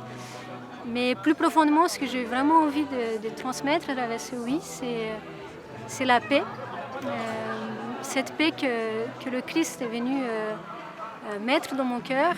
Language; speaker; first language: French; non-native, fluent; Portuguese